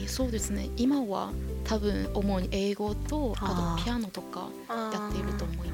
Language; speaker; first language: Japanese; non-native, fluent; Chinese